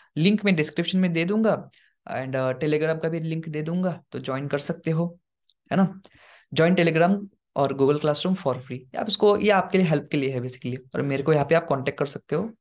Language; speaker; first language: Hindi; non-native, local second language; Assamese